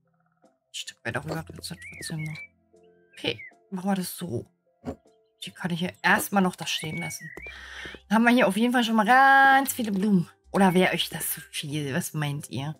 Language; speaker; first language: German; native; German